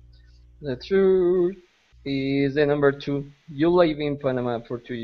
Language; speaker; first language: English; non-native, learner; Spanish